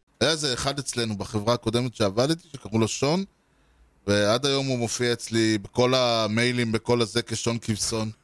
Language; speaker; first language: Hebrew; native; Hebrew